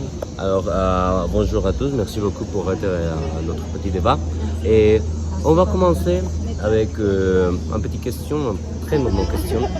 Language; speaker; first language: French; non-native, learner; Spanish